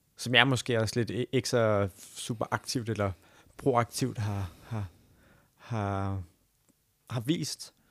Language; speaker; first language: Danish; native; Danish